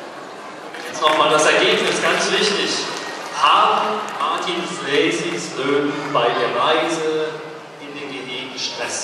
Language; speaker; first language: German; native; German